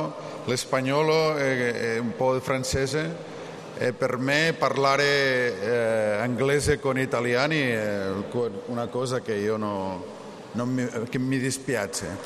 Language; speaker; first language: Italian; non-native, learner; Catalan